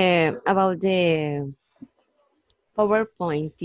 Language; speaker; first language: English; non-native, learner; Spanish